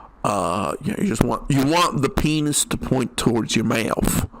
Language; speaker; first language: English; native; English